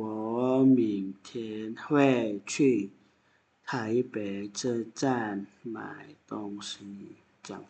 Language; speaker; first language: Chinese; non-native, fluent; Indonesian